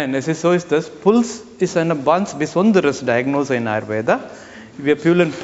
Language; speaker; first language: German; non-native, learner; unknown